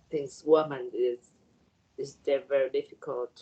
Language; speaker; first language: English; non-native, learner; Vietnamese